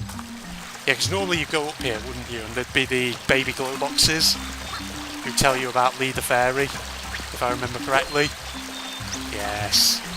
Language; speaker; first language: English; native; English